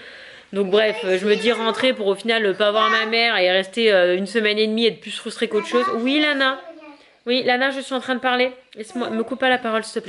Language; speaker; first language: French; native; French